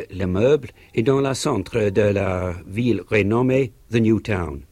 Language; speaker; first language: French; non-native, learner; English